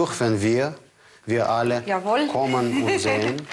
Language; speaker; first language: German; non-native, fluent; Russian